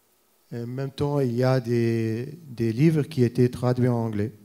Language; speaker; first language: French; non-native, fluent; Arabic